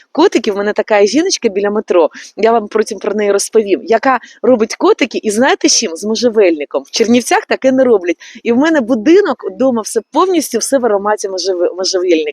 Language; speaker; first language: Ukrainian; native; Ukrainian